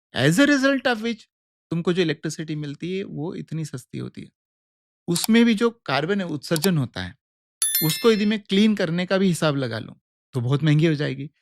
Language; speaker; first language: Hindi; native; Hindi